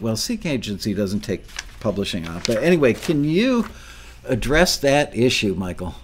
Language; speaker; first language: English; native; English